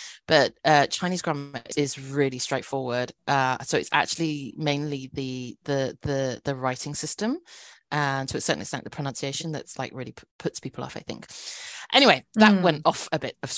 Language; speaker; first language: English; non-native, local second language; Cantonese